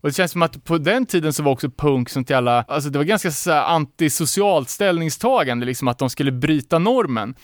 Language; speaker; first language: Swedish; native; Swedish